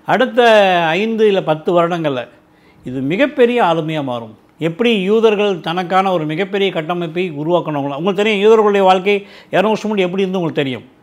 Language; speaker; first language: Tamil; native; Tamil